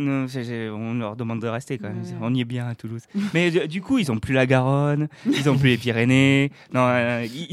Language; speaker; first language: French; native; French